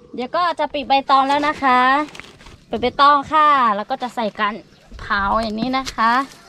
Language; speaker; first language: Thai; non-native, local second language; Lahu